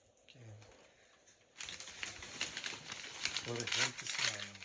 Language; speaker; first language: English; non-native, learner; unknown